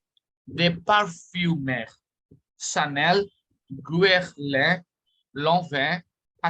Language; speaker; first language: French; non-native, fluent; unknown